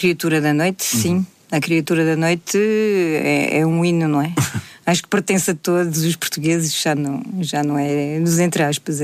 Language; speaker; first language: Portuguese; native; Portuguese